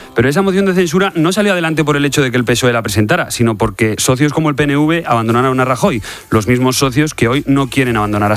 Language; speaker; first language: Spanish; native; Spanish